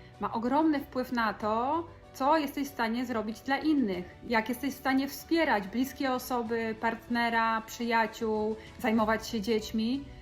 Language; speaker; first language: Polish; native; Polish